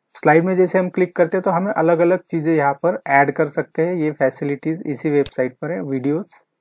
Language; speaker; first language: Hindi; non-native, local second language; Marathi